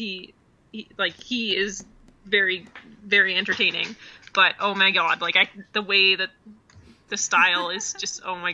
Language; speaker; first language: English; native; English